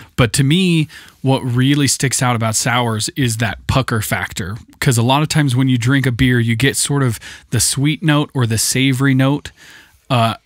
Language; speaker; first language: English; native; English